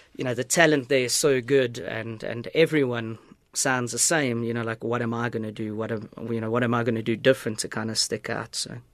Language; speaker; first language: English; native; English